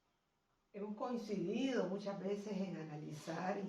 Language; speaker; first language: Spanish; native; Spanish